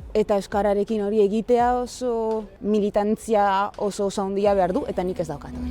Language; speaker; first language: Basque; non-native, fluent; Italian